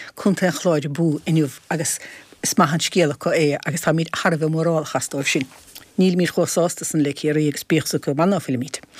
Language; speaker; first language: Irish; native; Irish